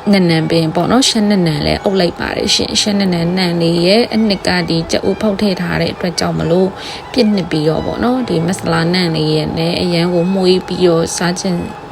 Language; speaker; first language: Burmese; native; Burmese